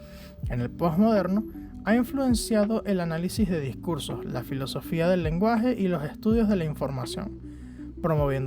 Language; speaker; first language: Spanish; native; Spanish